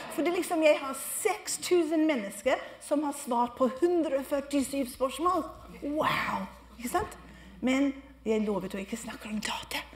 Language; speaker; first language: Norwegian; non-native, fluent; English